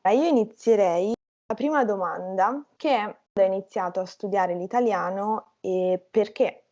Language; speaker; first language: Italian; native; Italian